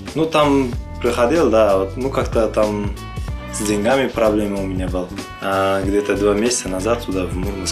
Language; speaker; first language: Russian; non-native, learner; Uzbek